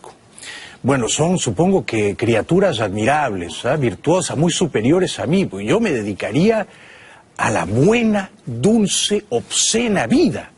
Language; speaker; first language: Spanish; native; Spanish